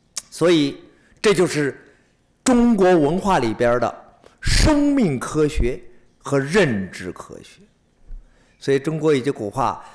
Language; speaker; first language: Chinese; native; Chinese